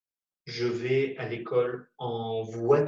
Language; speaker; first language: French; non-native, learner; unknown